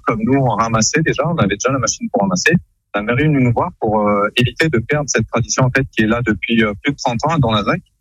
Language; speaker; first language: French; native; French